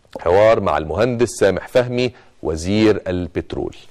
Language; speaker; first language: Arabic; native; Arabic